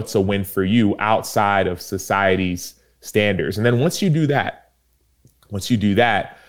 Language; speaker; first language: English; early bilingual, other home language; Yoruba